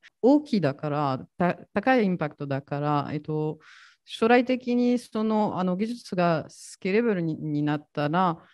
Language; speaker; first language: Japanese; non-native, fluent; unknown